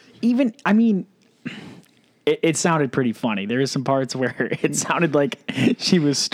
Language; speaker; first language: English; native; English